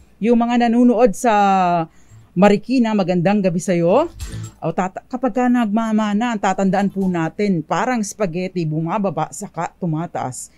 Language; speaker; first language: Filipino; native; Filipino